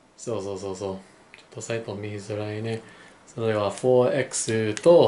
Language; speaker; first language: Japanese; non-native, learner; English